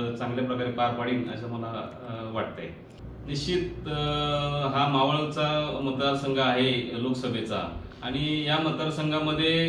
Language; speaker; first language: Marathi; native; Marathi